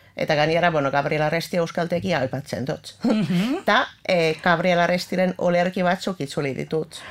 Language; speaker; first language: Basque; non-native, fluent; Finnish